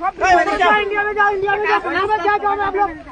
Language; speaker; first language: Hindi; non-native, learner; Bangla